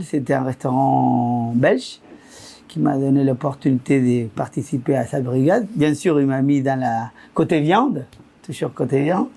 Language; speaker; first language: French; non-native, fluent; Spanish